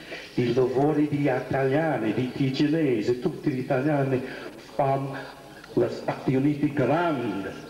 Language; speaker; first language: Italian; early bilingual, heritage; English